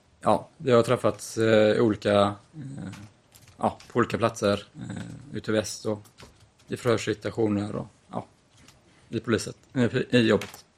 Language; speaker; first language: Swedish; native; Swedish